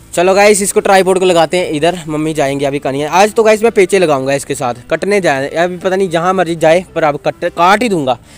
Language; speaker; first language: Hindi; non-native, local second language; Punjabi